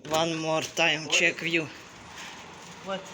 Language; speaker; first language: English; non-native, learner; Russian